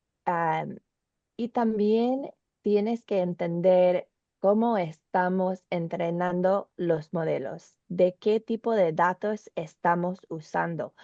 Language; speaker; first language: Spanish; non-native, learner; English